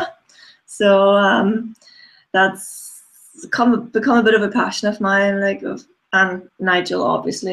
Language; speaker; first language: English; non-native, fluent; German